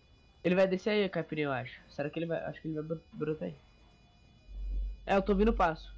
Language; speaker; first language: Portuguese; native; Portuguese